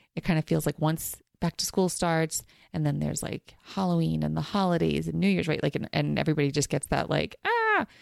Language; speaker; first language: English; native; English